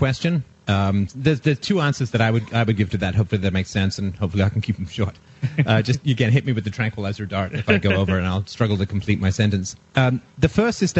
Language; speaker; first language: English; native; English